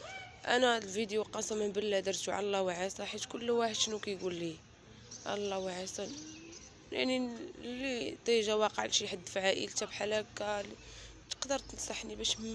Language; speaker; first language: Arabic; native; Arabic